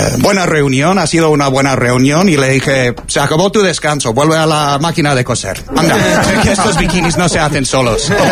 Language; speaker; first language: Spanish; non-native, fluent; English